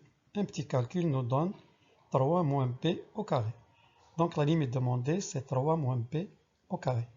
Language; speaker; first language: French; non-native, local second language; Arabic